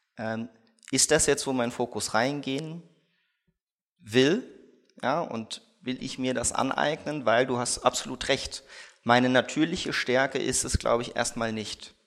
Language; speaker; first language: German; early bilingual, other home language; Russian